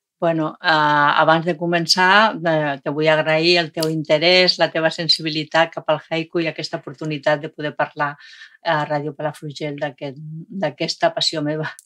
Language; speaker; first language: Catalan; non-native, local second language; Spanish